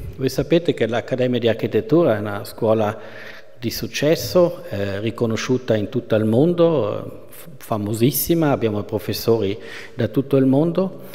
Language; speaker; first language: Italian; non-native, local second language; German